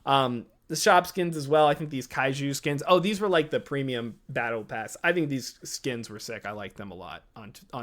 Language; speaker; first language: English; native; English